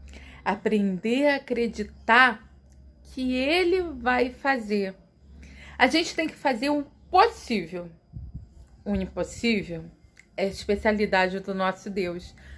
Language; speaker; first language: Portuguese; native; Portuguese